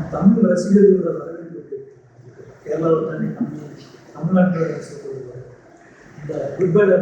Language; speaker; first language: Tamil; native; Tamil